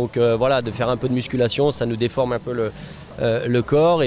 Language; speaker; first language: French; native; French